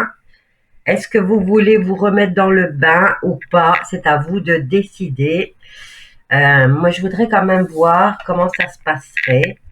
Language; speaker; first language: French; native; French